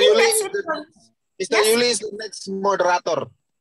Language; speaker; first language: English; non-native, learner; Indonesian